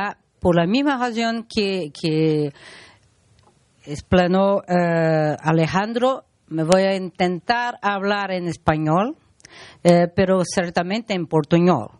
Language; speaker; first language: Spanish; non-native, learner; Portuguese